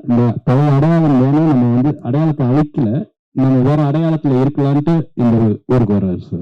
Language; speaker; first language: Tamil; native; Tamil